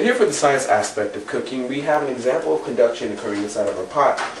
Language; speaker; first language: English; native; English